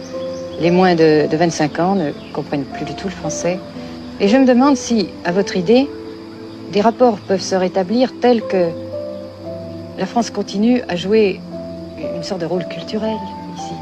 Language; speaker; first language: French; native; French